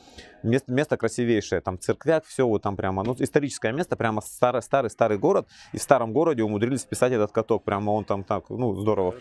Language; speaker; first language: Russian; native; Russian